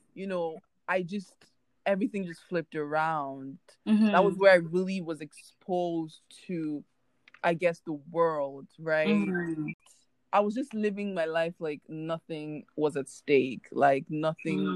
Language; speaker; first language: English; non-native, local second language; Igbo